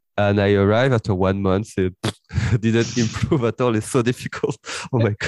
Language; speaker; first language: English; early bilingual, heritage; French